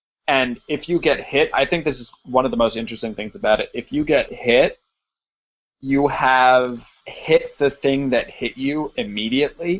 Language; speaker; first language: English; native; English